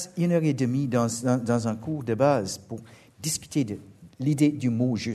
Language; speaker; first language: French; non-native, fluent; English